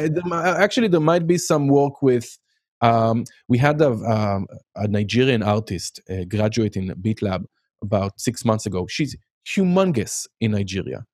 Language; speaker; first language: English; non-native, fluent; Hebrew